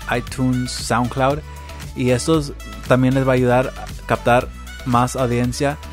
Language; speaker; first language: Spanish; early bilingual, heritage; Spanish